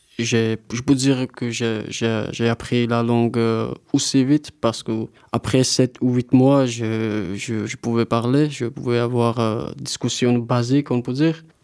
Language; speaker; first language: French; non-native, learner; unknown